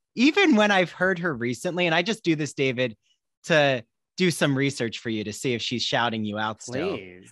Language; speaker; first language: English; native; English